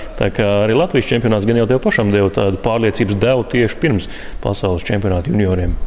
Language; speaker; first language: Latvian; native; Latvian